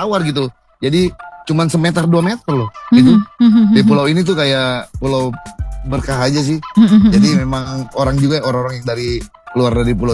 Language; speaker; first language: Indonesian; native; Indonesian